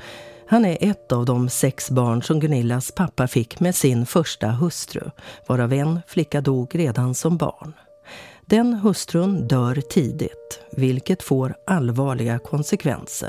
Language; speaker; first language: Swedish; native; Swedish